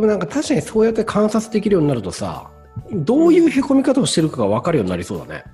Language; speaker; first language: Japanese; native; Japanese